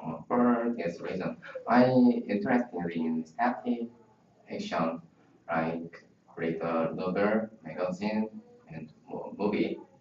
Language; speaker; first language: English; non-native, learner; Korean